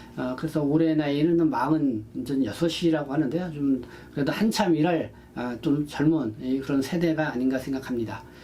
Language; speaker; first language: Korean; native; Korean